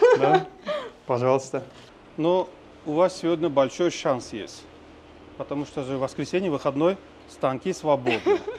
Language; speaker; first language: Russian; non-native, local second language; Tajik